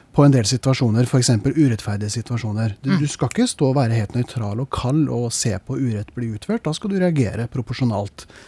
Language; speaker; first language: Norwegian; native; Norwegian